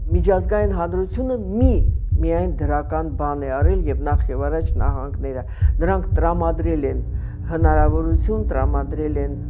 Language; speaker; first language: Armenian; native; Armenian